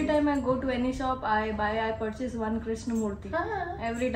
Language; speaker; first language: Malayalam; non-native, learner; Hindi